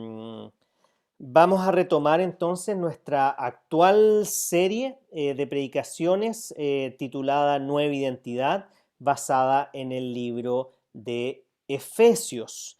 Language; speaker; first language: Spanish; native; Spanish